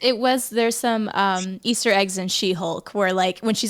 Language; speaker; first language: English; native; English